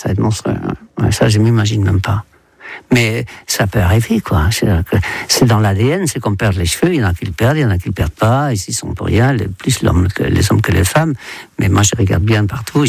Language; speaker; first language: French; non-native, fluent; Dutch